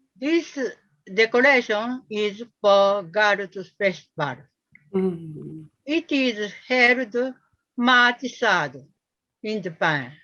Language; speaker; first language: English; non-native, learner; Japanese